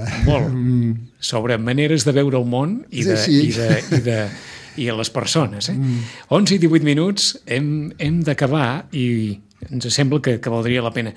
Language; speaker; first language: Catalan; native; Catalan